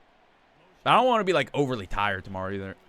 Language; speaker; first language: English; native; English